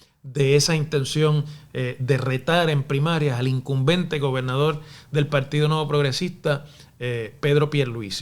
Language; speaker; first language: Spanish; native; Spanish